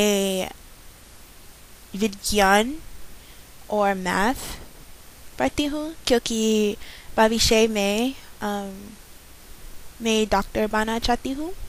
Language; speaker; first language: Hindi; non-native, learner; English